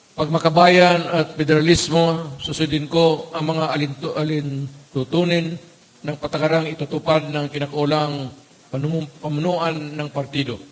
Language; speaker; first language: Filipino; non-native, local second language; Cebuano